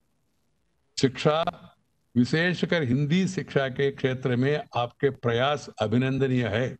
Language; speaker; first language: Hindi; non-native, local second language; Telugu